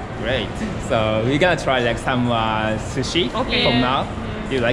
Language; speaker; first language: English; non-native, fluent; Japanese